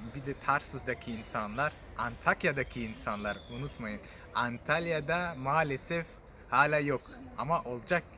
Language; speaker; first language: Turkish; non-native, fluent; French